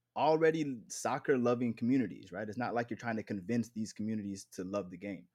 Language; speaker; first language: English; native; English